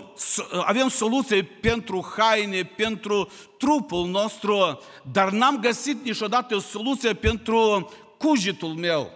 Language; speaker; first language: Romanian; non-native, local second language; Ukrainian